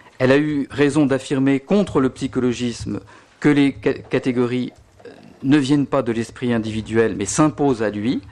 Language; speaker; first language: French; native; French